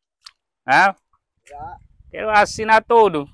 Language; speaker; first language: Portuguese; non-native, learner; Vietnamese